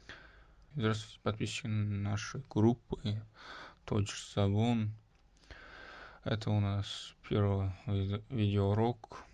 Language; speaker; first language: Russian; non-native, local second language; Tajik